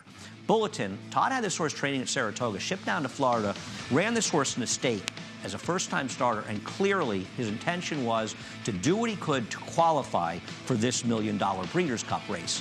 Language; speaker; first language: English; native; English